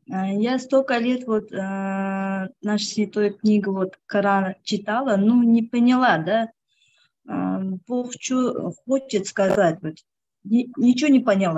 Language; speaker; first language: Russian; non-native, local second language; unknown